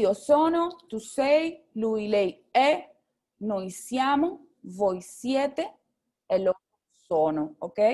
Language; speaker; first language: Italian; non-native, fluent; Spanish